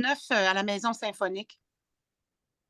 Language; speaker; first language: French; native; French